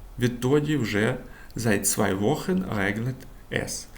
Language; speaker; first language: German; non-native, learner; Ukrainian